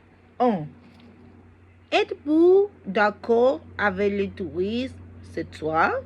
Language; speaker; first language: French; non-native, learner; Spanish